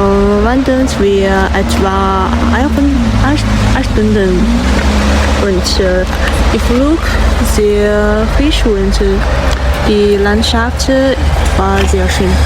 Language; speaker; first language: German; non-native, learner; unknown